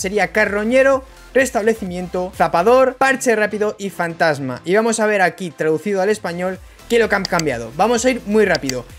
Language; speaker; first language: Spanish; native; Spanish